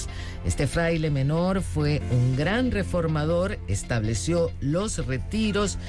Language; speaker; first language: Spanish; native; Spanish